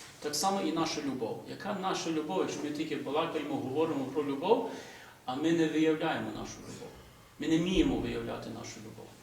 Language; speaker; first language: Ukrainian; early bilingual, heritage; Ukrainian